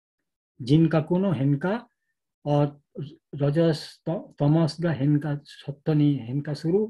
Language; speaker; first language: Japanese; non-native, learner; Bangla